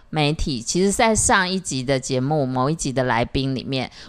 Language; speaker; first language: Chinese; native; Chinese